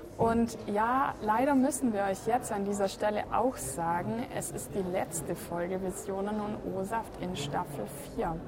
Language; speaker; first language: German; native; German